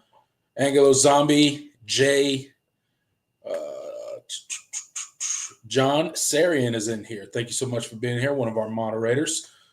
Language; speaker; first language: English; native; English